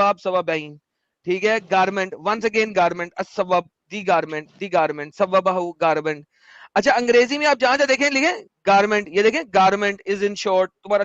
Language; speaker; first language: Hindi; native; Hindi